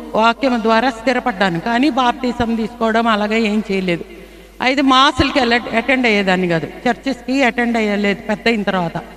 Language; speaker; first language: Telugu; non-native, fluent; Bangla